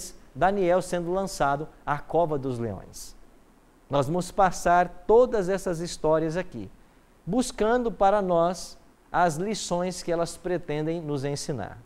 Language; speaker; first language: Portuguese; native; Portuguese